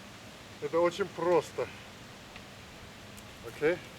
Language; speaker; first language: Russian; non-native, learner; Chinese